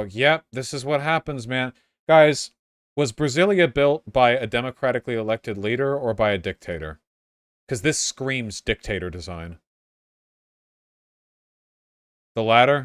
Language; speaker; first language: English; native; English